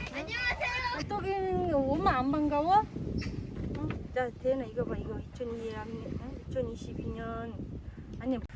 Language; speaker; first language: Korean; non-native, fluent; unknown